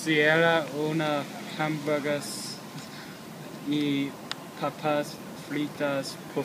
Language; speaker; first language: Spanish; non-native, learner; English